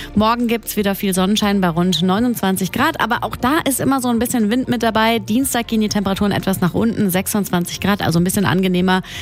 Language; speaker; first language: German; native; German